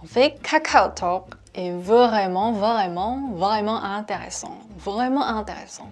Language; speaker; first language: French; non-native, fluent; Korean